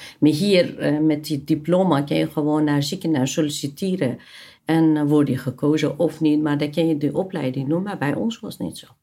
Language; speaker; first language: Dutch; non-native, fluent; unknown